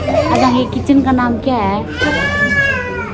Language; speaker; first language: Hindi; non-native, local second language; Tibetan